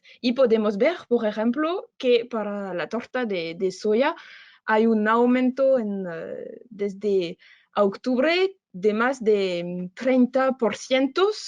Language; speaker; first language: Spanish; non-native, fluent; French